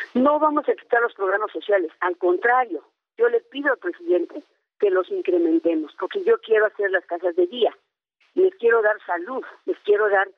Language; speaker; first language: Spanish; native; Spanish